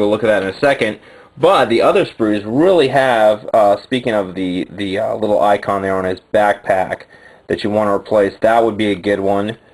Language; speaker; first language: English; native; English